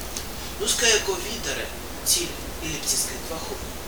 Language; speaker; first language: Swedish; non-native, fluent; Russian